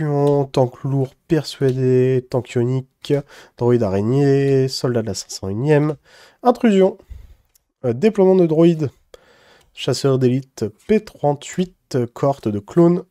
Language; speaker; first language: French; native; French